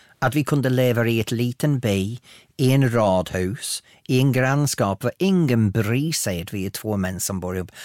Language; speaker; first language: Swedish; non-native, fluent; English